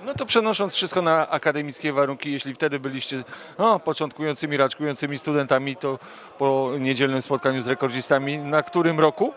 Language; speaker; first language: Polish; native; Polish